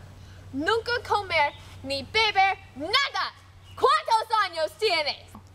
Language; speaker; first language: Spanish; non-native, learner; English